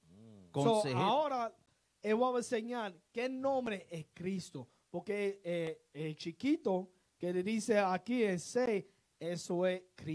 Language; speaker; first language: Spanish; non-native, learner; English